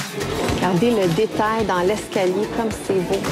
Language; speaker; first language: French; native; French